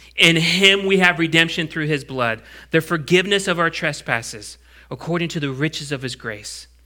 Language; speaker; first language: English; native; English